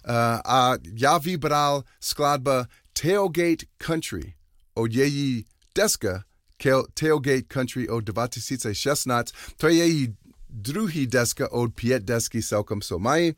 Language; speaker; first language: Czech; non-native, learner; English